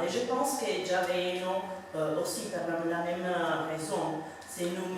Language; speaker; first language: French; non-native, fluent; Italian